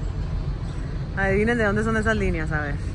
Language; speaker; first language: Spanish; native; Spanish